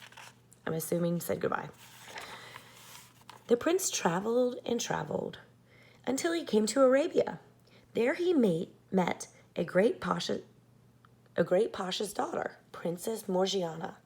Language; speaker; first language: English; native; English